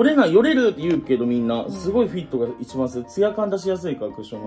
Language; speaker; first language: Japanese; native; Japanese